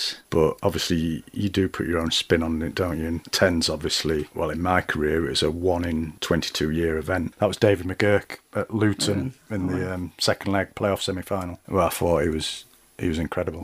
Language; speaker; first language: English; native; English